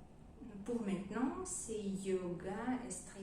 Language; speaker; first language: French; non-native, learner; Russian